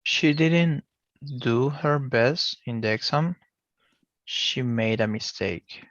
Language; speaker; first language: English; non-native, learner; Portuguese